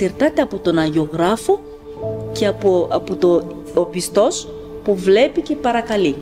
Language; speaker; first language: Greek; non-native, fluent; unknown